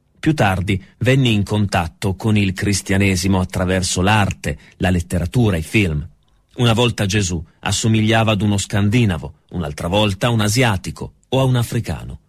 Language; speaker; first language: Italian; native; Italian